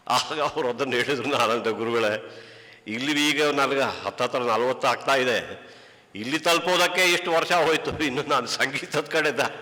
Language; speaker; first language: Kannada; native; Kannada